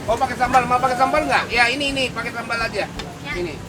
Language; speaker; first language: Indonesian; non-native, fluent; Japanese